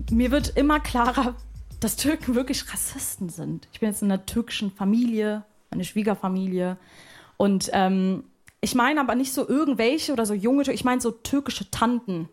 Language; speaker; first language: German; early bilingual, other home language; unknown